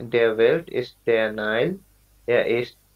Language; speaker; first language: German; non-native, learner; Bangla